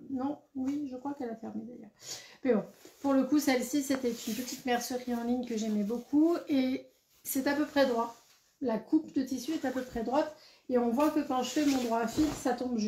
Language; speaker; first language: French; native; French